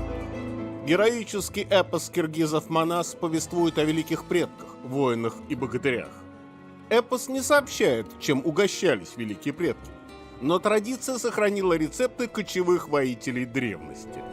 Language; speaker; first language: Russian; native; Russian